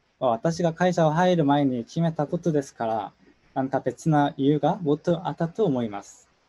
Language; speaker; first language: Japanese; non-native, learner; Korean